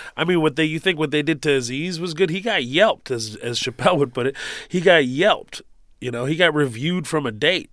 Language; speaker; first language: English; early bilingual, other home language; Arabic